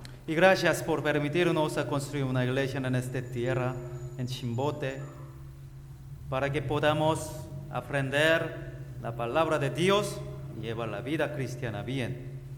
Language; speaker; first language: Spanish; non-native, learner; Korean